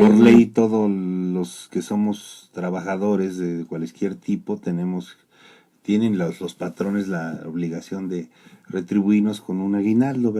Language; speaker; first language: Spanish; native; Spanish